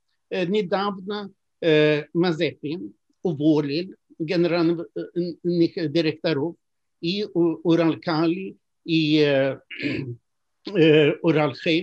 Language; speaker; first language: Russian; non-native, fluent; Swedish